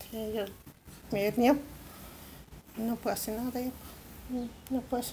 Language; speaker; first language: Spanish; non-native, local second language; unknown